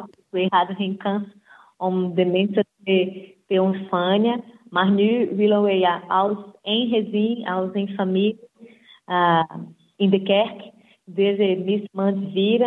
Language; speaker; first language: Dutch; non-native, fluent; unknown